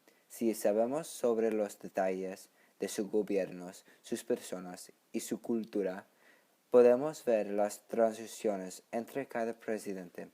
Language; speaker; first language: Spanish; non-native, learner; English